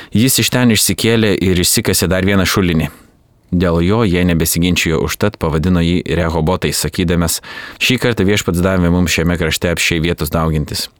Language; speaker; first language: Lithuanian; native; Lithuanian